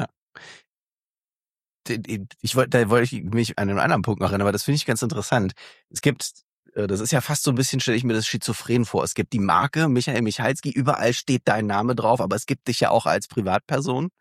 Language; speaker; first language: German; native; German